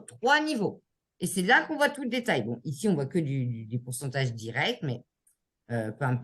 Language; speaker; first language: French; native; French